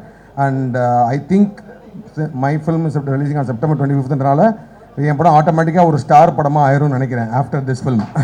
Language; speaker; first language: Tamil; native; Tamil